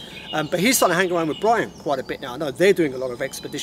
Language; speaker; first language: English; native; English